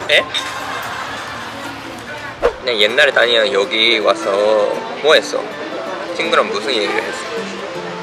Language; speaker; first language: Korean; non-native, learner; Japanese